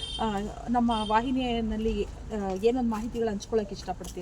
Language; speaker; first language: Kannada; native; Kannada